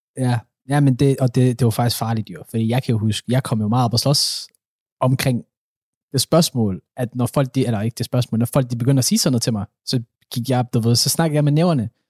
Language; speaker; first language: Danish; early bilingual, other home language; Somali